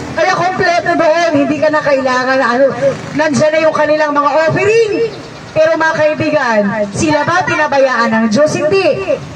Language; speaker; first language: Filipino; non-native, local second language; Hiligaynon